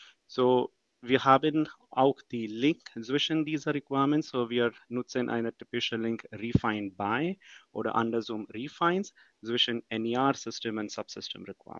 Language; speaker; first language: German; non-native, fluent; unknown